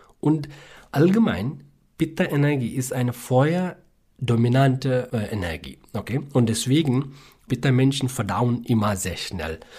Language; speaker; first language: German; non-native, learner; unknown